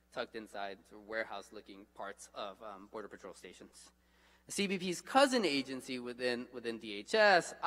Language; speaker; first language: English; native; English